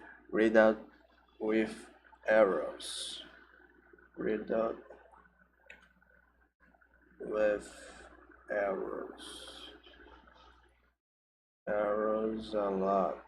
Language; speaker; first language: English; non-native, learner; Portuguese